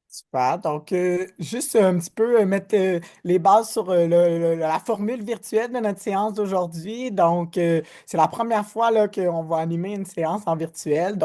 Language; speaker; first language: French; native; French